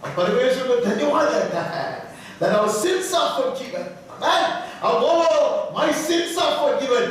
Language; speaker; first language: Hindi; non-native, local second language; Telugu